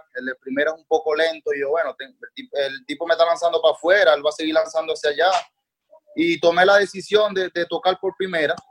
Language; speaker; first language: Spanish; native; Spanish